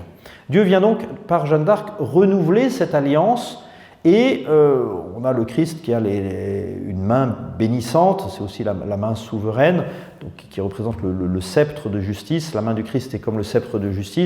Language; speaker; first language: French; native; French